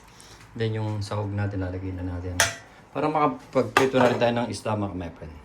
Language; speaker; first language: Filipino; native; Filipino